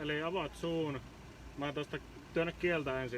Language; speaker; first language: Finnish; native; Finnish